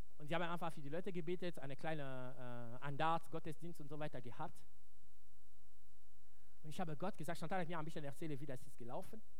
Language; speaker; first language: German; non-native, fluent; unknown